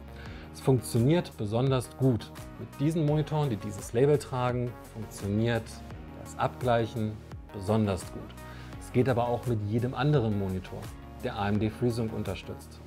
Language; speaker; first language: German; native; German